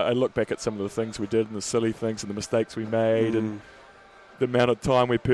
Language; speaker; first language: English; native; English